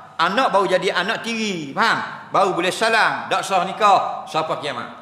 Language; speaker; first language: Malay; native; Malay